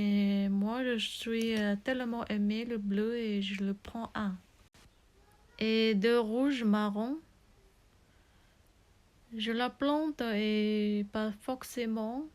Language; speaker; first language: French; non-native, learner; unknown